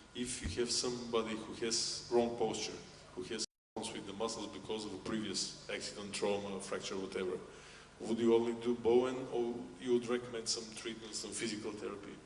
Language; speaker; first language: English; non-native, fluent; Bulgarian